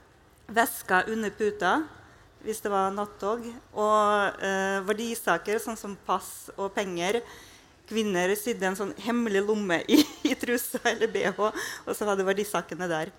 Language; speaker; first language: Norwegian; non-native, fluent; Russian